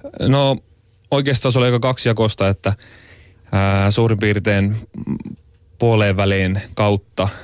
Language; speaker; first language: Finnish; native; Finnish